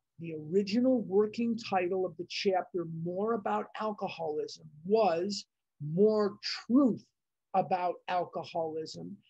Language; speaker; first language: English; native; English